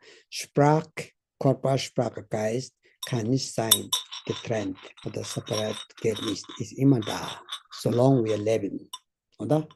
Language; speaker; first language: German; non-native, learner; Tibetan